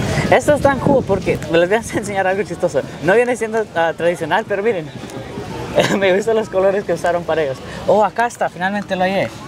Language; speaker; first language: Spanish; early bilingual, heritage; Spanish